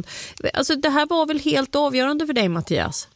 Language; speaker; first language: Swedish; native; Swedish